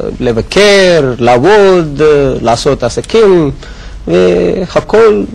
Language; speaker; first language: Hebrew; non-native, learner; Hindi